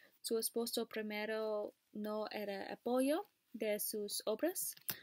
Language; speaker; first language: Spanish; non-native, learner; English